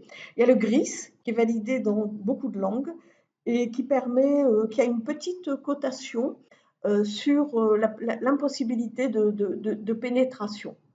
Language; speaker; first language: French; native; French